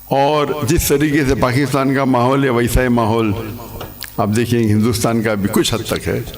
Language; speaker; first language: Urdu; non-native, local second language; English